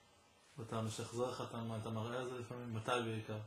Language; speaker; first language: Hebrew; native; Hebrew